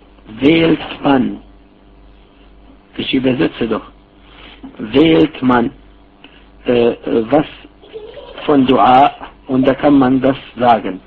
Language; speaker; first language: German; non-native, fluent; Arabic